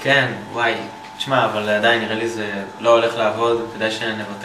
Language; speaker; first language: Hebrew; native; Hebrew